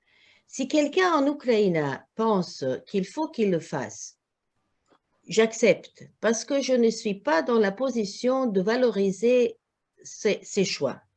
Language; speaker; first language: French; non-native, learner; Croatian